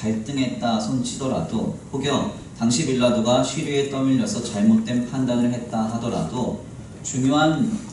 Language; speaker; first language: Korean; native; Korean